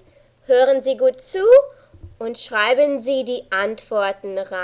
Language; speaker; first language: German; non-native, fluent; English